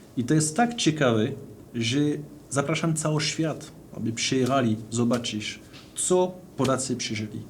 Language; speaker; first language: Polish; non-native, fluent; French